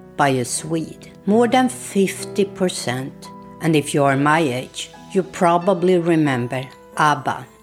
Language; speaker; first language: English; non-native, fluent; Swedish